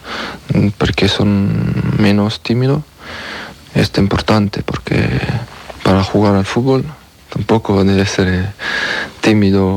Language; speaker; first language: Spanish; non-native, learner; French